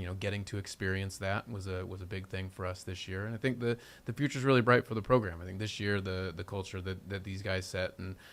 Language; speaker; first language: English; native; English